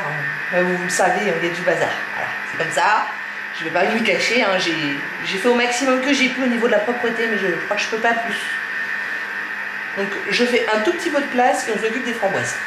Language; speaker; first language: French; native; French